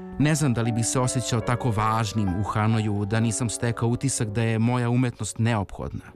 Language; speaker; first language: Serbian; native; Serbian